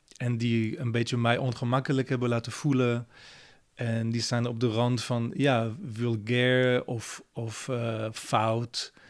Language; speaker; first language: Dutch; non-native, fluent; French